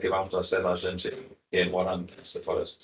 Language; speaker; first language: Spanish; non-native, learner; English